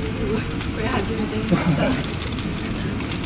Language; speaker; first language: Japanese; non-native, fluent; Vietnamese